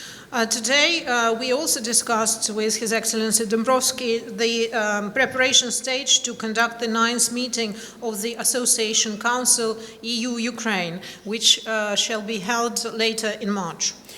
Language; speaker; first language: English; non-native, fluent; Ukrainian